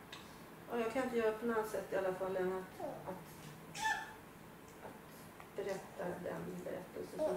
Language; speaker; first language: Swedish; native; Swedish